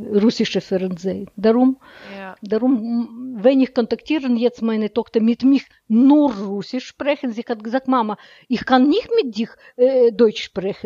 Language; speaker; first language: German; non-native, learner; Russian